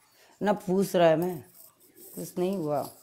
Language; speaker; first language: Hindi; non-native, learner; Bangla